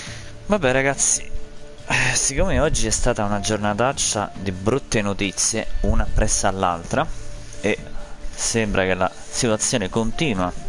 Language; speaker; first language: Italian; native; Italian